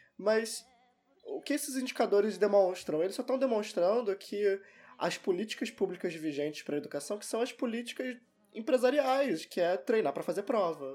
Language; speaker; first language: Portuguese; native; Portuguese